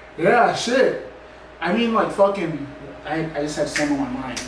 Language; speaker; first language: English; native; English